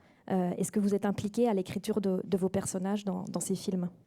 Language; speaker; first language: French; native; French